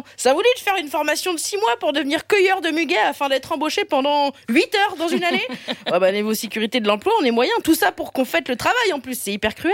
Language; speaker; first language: French; native; French